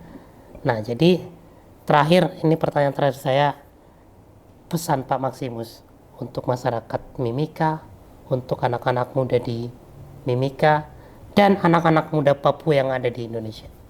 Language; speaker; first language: Malay; native; Malay